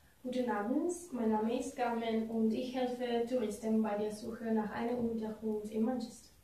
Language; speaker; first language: German; non-native, learner; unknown